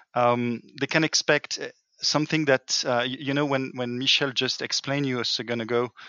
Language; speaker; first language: English; non-native, fluent; French